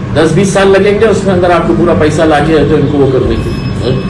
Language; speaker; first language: Hindi; non-native, local second language; Marathi